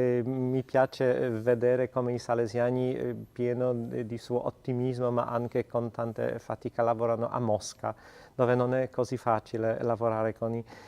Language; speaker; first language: Italian; non-native, fluent; Polish